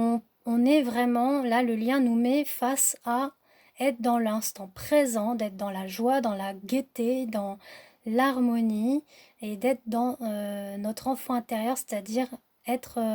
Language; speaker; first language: French; native; French